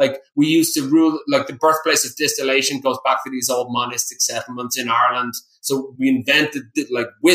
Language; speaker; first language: English; native; English